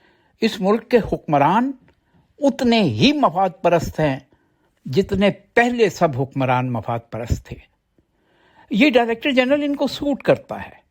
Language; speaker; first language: Urdu; native; Urdu